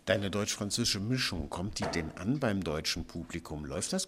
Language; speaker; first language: German; native; German